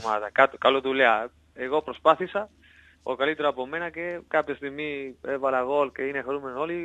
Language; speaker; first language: Greek; non-native, learner; Spanish